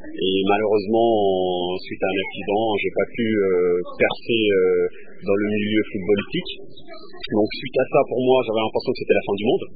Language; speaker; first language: French; early bilingual, other home language; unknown